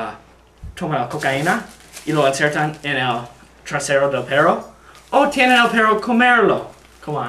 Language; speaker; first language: Spanish; non-native, learner; English